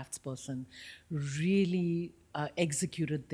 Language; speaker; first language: English; non-native, local second language; Bangla